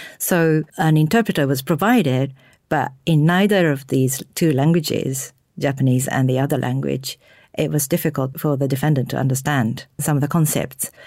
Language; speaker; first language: English; non-native, fluent; Japanese